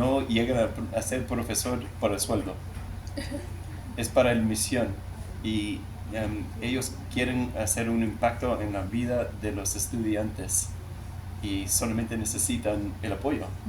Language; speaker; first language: Spanish; non-native, learner; English